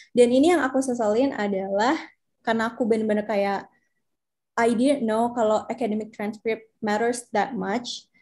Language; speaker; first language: Indonesian; native; Indonesian